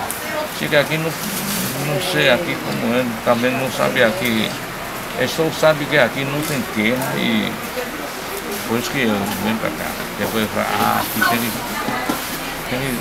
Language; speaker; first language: Portuguese; non-native, learner; Chinese